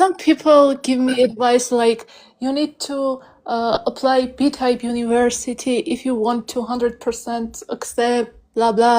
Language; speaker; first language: English; non-native, learner; Armenian